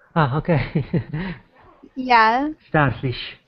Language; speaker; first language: English; non-native, learner; Italian